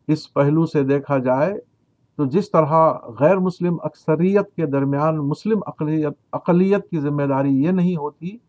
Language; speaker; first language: Urdu; native; Urdu